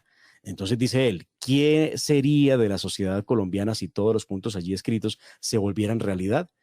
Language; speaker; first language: Spanish; native; Spanish